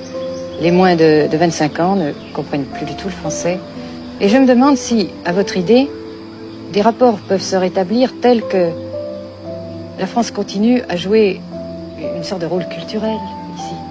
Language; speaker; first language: French; native; French